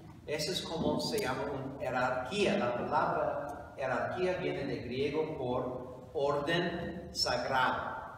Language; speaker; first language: Spanish; non-native, fluent; English